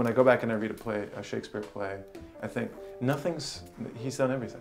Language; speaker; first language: English; native; English